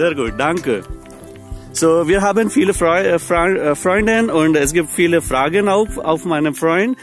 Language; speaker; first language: German; non-native, learner; Marathi